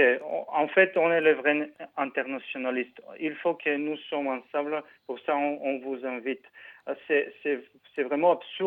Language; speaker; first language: French; non-native, fluent; Bulgarian